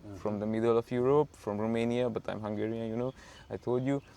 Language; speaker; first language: English; non-native, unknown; Hungarian